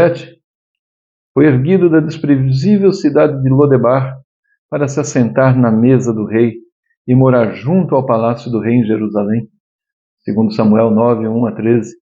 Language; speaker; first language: Portuguese; native; Portuguese